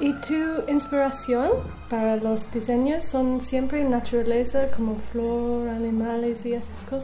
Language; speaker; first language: Spanish; non-native, learner; English